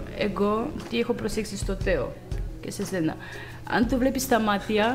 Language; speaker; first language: Greek; non-native, fluent; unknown